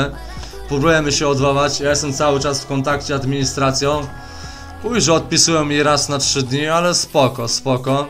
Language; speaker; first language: Polish; native; Polish